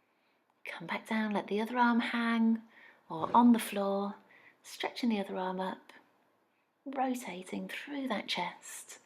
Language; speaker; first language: English; native; English